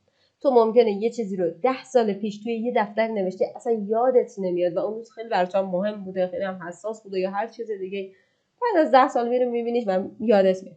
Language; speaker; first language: Persian; native; Persian